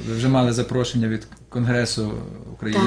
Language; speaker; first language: Ukrainian; native; Ukrainian